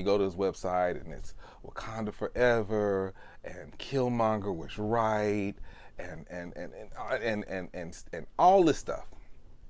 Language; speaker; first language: English; native; English